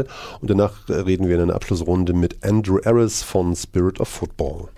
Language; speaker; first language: German; native; German